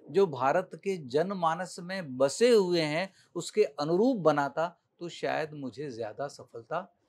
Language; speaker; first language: Hindi; native; Hindi